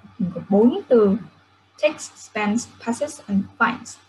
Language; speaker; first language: English; non-native, fluent; Vietnamese